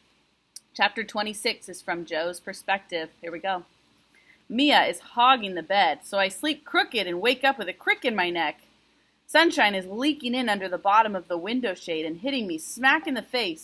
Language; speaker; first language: English; native; English